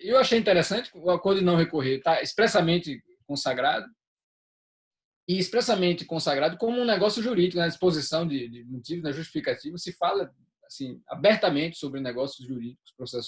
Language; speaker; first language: Portuguese; native; Portuguese